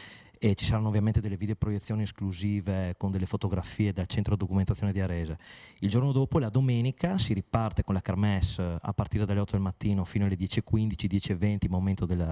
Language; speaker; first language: Italian; native; Italian